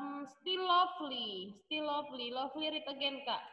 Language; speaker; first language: English; non-native, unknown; Indonesian